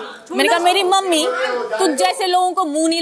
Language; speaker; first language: Hindi; native; Hindi